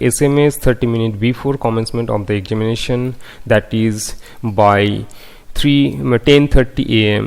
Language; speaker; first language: English; non-native, local second language; Bangla